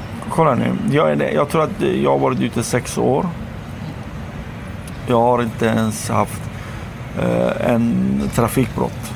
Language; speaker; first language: Swedish; non-native, fluent; Persian